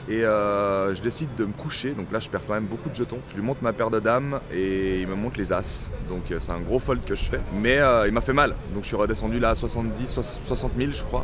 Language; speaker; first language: French; native; French